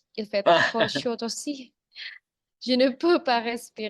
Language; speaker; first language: French; non-native, learner; Indonesian